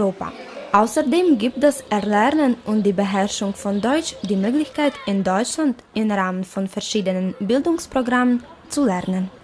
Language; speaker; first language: German; non-native, fluent; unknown